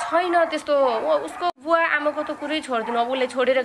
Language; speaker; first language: Nepali; native; Nepali